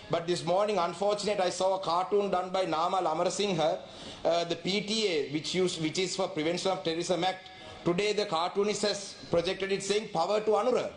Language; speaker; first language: English; non-native, local second language; Tamil